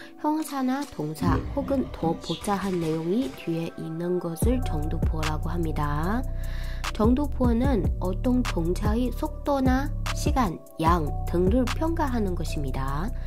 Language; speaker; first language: Korean; non-native, fluent; Chinese